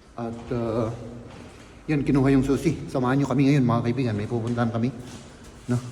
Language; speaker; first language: Filipino; native; Filipino